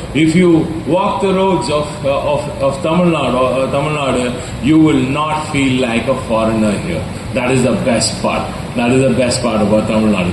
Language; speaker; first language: English; non-native, local second language; Tamil